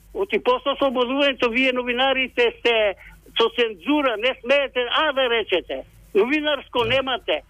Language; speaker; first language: Macedonian; native; Macedonian